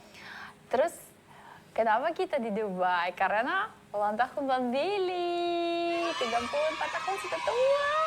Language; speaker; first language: Indonesian; non-native, learner; Russian